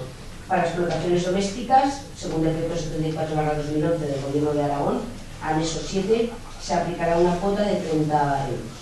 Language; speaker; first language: Spanish; native; Spanish